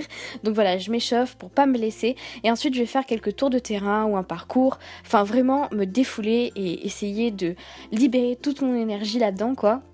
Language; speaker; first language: French; native; French